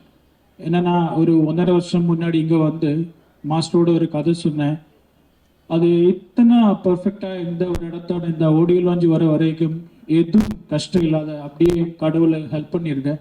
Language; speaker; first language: Tamil; non-native, learner; Malayalam